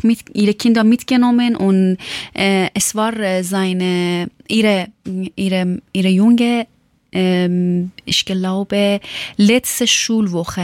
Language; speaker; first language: German; non-native, learner; Persian